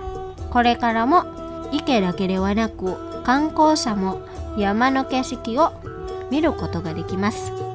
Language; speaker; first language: Japanese; non-native, fluent; Indonesian